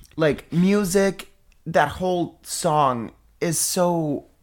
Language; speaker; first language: English; non-native, fluent; Italian